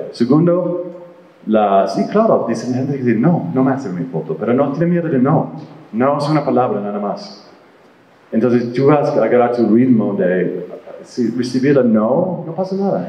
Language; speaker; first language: Spanish; non-native, fluent; English